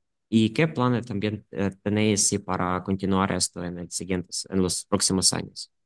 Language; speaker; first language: Spanish; non-native, fluent; Ukrainian